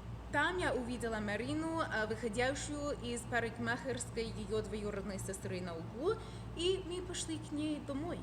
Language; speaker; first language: Russian; non-native, fluent; English